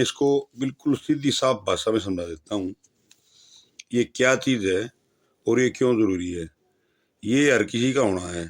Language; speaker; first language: Hindi; native; Hindi